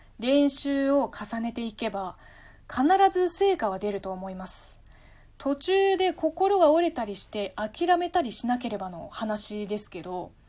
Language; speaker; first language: Japanese; non-native, fluent; Chinese